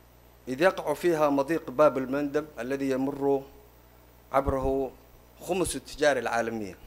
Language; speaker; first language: Arabic; non-native, local second language; Somali